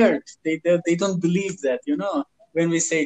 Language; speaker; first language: English; non-native, learner; Persian